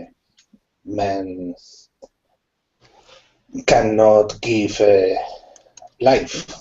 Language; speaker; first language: English; non-native, learner; Spanish